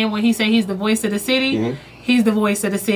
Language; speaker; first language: English; native; English